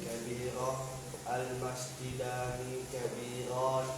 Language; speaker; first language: Arabic; non-native, learner; Filipino